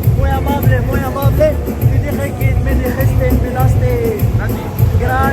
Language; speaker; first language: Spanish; non-native, learner; Arabic